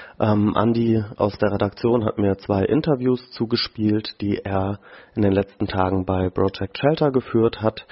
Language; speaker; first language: German; native; German